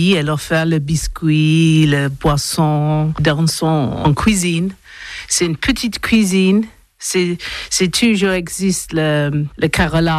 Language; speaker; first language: French; non-native, learner; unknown